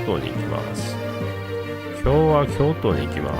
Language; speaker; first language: Japanese; non-native, learner; English